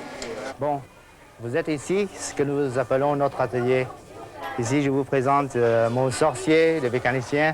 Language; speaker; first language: French; non-native, fluent; Vietnamese